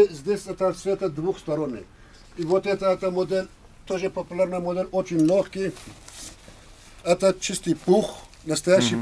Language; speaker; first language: Russian; non-native, learner; Turkish